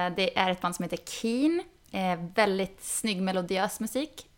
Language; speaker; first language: Swedish; native; Swedish